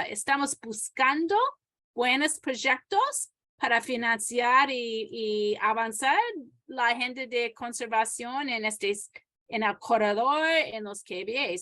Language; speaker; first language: Spanish; non-native, fluent; English